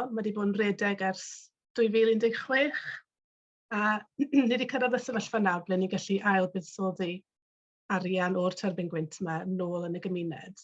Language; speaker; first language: Welsh; native; Welsh